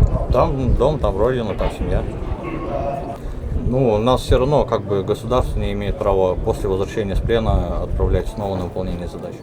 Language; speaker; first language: Russian; native; Russian